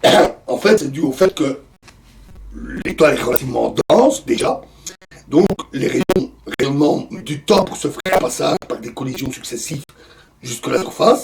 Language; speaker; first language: French; native; French